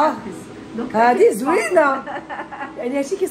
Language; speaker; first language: Arabic; native; Arabic